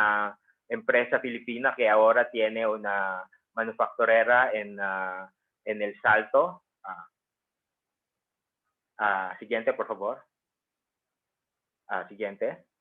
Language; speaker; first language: Spanish; non-native, fluent; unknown